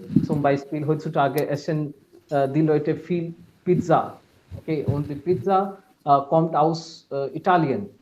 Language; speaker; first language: German; non-native, fluent; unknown